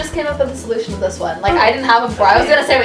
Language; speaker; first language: English; native; English